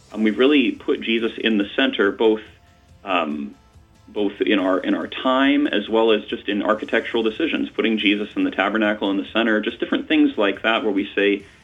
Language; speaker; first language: English; native; English